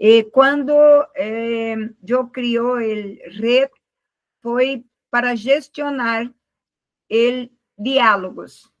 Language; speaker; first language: Spanish; non-native, learner; Portuguese